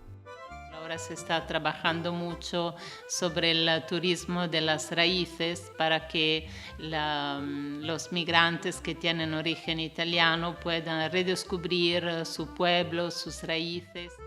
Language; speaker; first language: Spanish; non-native, fluent; Italian